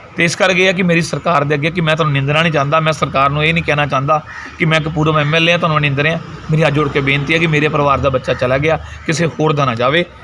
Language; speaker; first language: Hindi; non-native, local second language; Punjabi